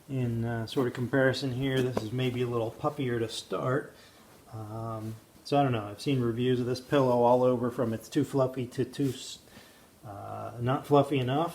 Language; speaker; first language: English; native; English